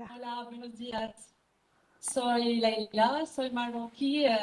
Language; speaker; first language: Spanish; non-native, fluent; French